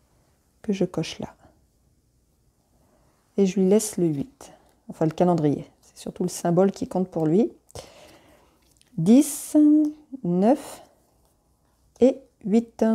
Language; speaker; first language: French; native; French